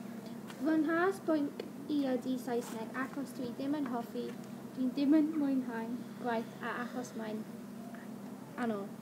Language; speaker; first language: Welsh; non-native, learner; English